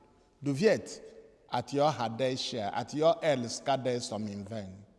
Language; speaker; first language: Swedish; non-native, fluent; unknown